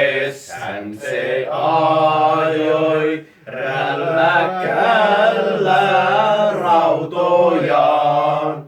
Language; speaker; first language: Finnish; native; Finnish